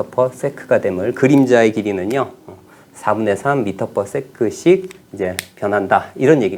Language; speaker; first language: Korean; native; Korean